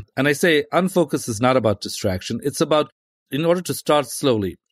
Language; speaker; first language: English; native; English